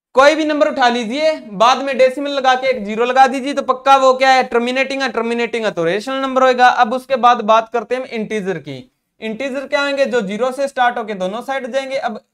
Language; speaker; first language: Hindi; non-native, local second language; Punjabi